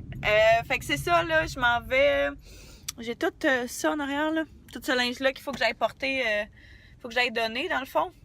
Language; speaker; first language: French; native; French